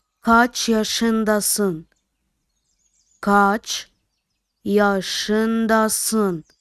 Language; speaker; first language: Turkish; non-native, fluent; Arabic